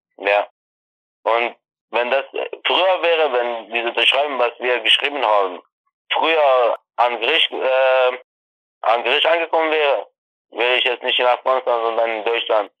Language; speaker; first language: German; non-native, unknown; Persian